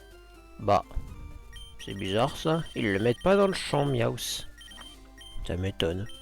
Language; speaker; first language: French; native; French